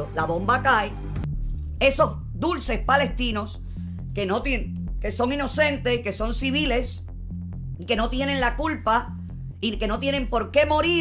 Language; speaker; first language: Spanish; native; Spanish